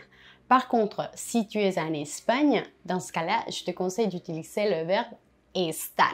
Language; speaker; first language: French; non-native, fluent; Spanish